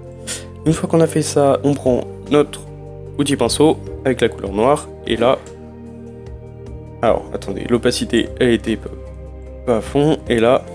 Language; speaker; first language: French; native; French